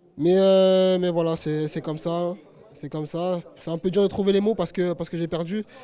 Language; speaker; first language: French; native; French